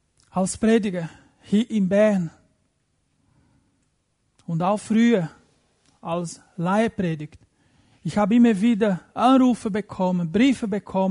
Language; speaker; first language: German; non-native, fluent; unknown